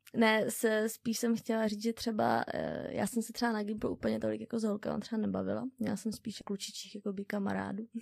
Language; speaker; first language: Czech; native; Czech